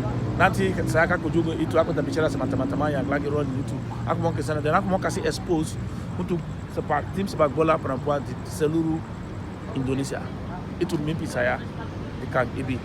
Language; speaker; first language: Indonesian; non-native, fluent; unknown